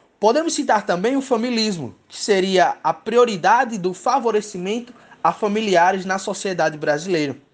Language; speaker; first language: Portuguese; native; Portuguese